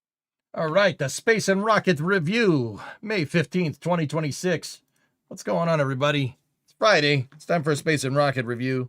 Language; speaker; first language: English; native; English